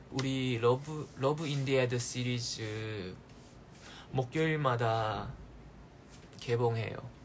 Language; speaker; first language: Korean; non-native, learner; Thai